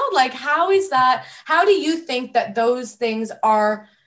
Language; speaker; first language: English; native; English